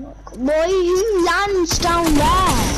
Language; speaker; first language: English; native; English